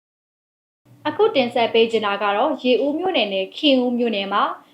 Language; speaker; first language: Burmese; native; Burmese